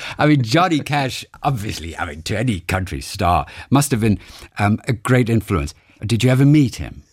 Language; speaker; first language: English; non-native, fluent; German